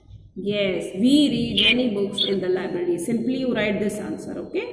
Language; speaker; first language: English; non-native, local second language; Hindi